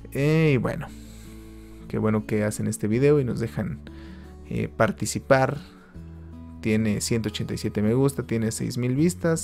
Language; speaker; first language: Spanish; native; Spanish